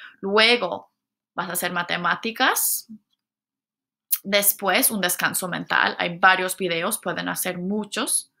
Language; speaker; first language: Spanish; non-native, fluent; English